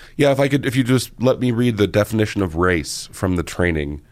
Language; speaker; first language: English; native; English